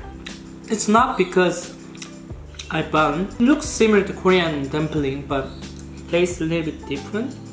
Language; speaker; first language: English; non-native, fluent; Korean